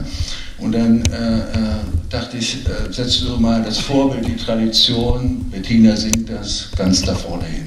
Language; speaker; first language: German; native; German